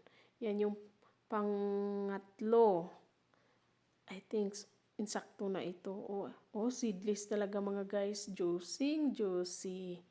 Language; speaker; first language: Filipino; native; Filipino